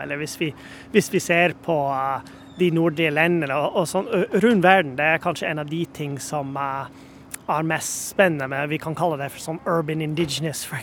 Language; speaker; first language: Norwegian; non-native, fluent; English